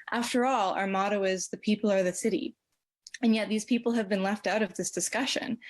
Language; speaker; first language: English; native; English